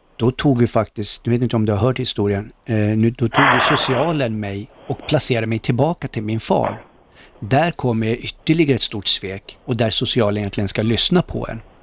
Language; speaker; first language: Swedish; early bilingual, other home language; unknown